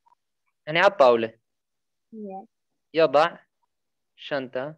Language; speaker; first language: Turkish; non-native, fluent; Arabic